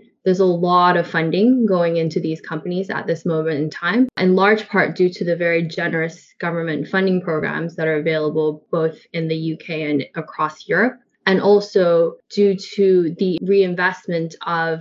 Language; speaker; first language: English; native; English